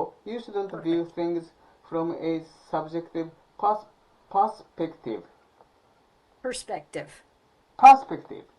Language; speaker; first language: English; non-native, learner; Japanese